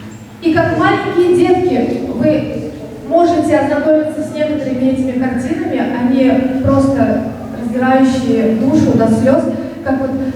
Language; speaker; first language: Russian; native; Russian